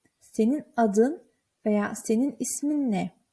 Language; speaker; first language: Turkish; early bilingual, heritage; Turkish